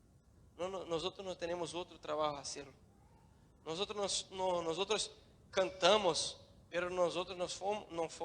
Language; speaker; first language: Spanish; non-native, learner; Portuguese